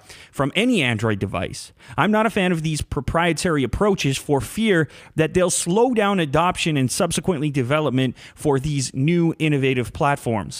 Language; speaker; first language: English; native; English